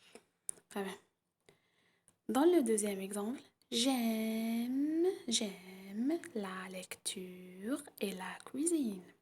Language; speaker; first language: French; non-native, local second language; Arabic